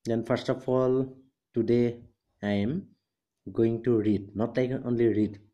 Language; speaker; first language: English; non-native, local second language; Assamese